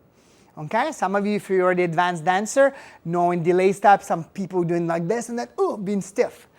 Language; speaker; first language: English; non-native, fluent; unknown